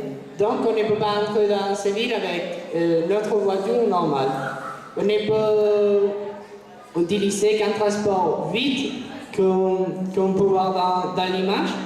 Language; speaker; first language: French; non-native, fluent; Spanish